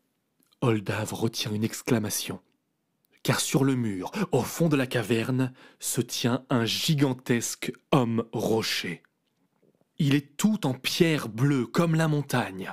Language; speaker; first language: French; native; French